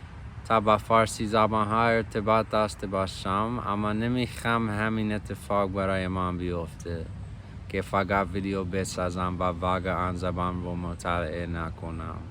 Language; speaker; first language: Persian; non-native, fluent; English